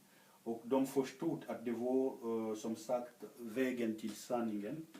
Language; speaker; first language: Swedish; non-native, fluent; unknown